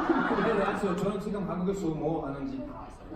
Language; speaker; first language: Korean; non-native, learner; Bulgarian